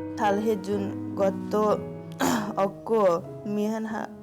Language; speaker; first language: Korean; non-native, fluent; Nepali